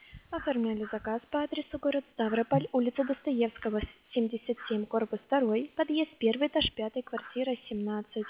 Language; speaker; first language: Russian; native; Russian